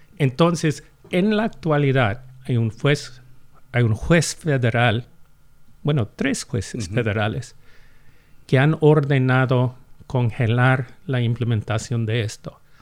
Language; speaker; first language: Spanish; non-native, fluent; English